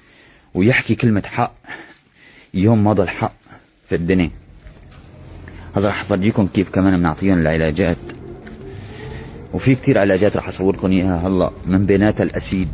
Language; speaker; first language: Arabic; native; Arabic